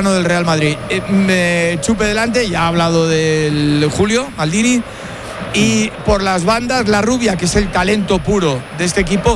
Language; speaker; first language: Spanish; native; Spanish